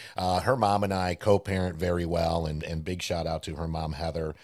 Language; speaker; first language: English; early bilingual, other home language; Spanish